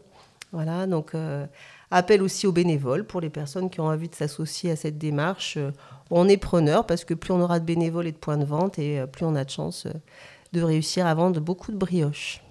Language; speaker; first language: French; native; French